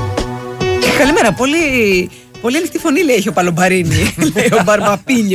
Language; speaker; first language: Greek; native; Greek